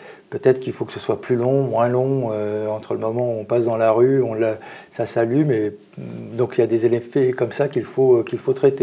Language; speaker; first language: French; native; French